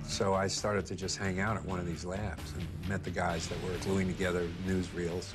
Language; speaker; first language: English; native; English